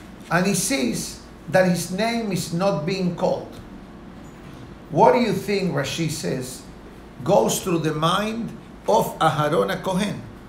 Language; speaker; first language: English; non-native, fluent; Spanish